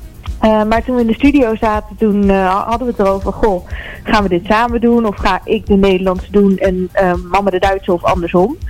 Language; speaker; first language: Dutch; native; Dutch